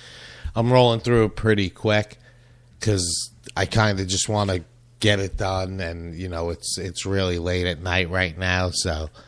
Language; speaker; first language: English; native; English